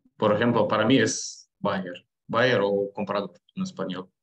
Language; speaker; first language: Spanish; non-native, learner; Russian